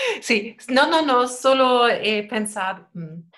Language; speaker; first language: Spanish; non-native, learner; German